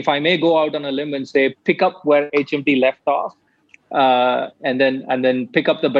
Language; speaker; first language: English; non-native, local second language; Tamil